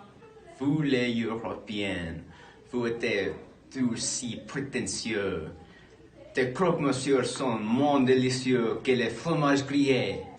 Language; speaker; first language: French; non-native, learner; English